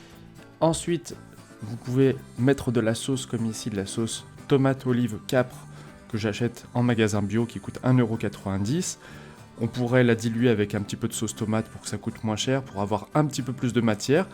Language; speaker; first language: French; native; French